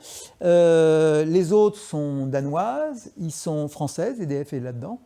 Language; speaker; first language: French; native; French